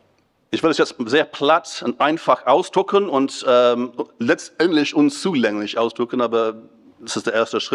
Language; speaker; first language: German; non-native, fluent; English